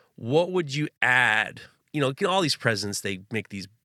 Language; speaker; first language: English; native; English